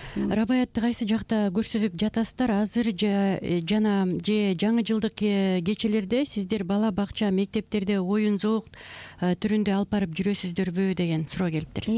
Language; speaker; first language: Kyrgyz; native; Kyrgyz